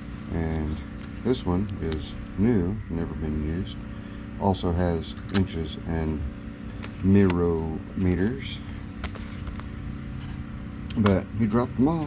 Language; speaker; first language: English; native; English